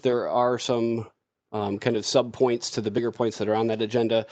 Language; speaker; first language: English; native; English